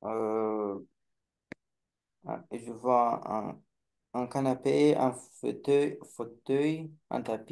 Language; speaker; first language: French; non-native, learner; Romanian